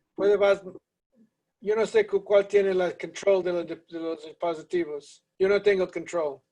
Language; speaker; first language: Spanish; early bilingual, heritage; Spanish